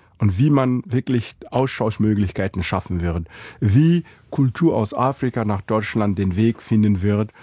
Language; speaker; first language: German; non-native, fluent; Mossi